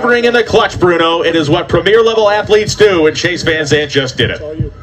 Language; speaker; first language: English; native; English